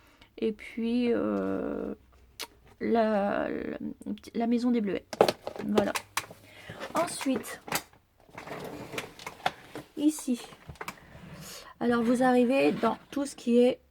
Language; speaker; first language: French; native; French